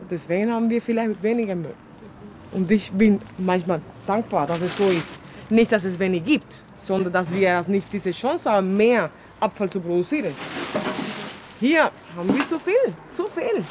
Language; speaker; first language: German; non-native, fluent; Spanish